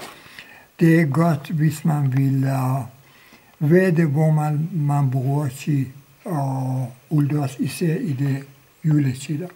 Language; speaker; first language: Danish; non-native, local second language; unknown